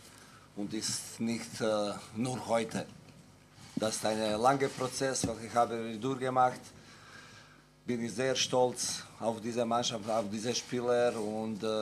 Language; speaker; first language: German; non-native, fluent; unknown